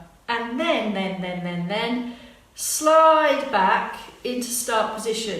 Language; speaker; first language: English; native; English